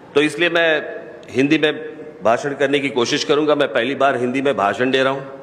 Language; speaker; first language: Hindi; non-native, local second language; Marathi